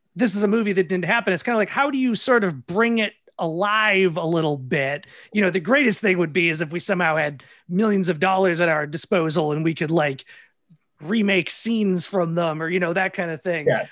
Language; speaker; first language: English; native; English